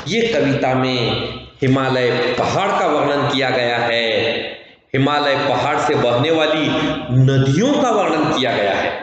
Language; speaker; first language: Hindi; non-native, local second language; Kannada